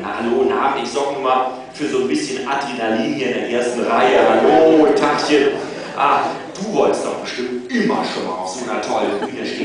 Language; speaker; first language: German; native; German